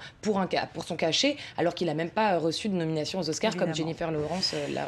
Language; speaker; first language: French; native; French